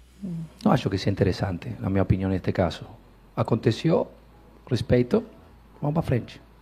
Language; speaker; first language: Portuguese; non-native, fluent; Spanish